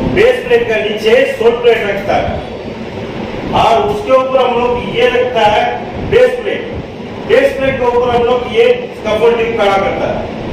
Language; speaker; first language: Hindi; non-native, local second language; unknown